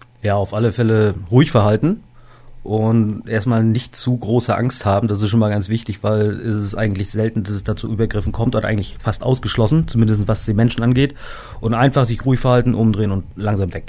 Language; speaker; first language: German; native; German